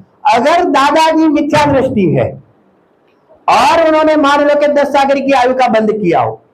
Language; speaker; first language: Hindi; non-native, local second language; Gujarati